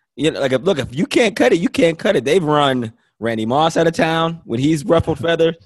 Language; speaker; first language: English; native; English